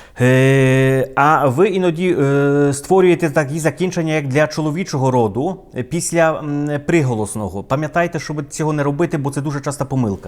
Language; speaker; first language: Ukrainian; non-native, fluent; Polish